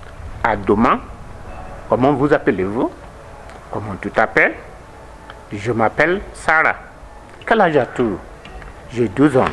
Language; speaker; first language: French; non-native, learner; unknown